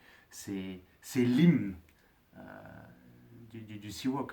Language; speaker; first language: French; native; French